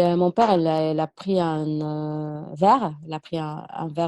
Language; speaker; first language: French; non-native, learner; Arabic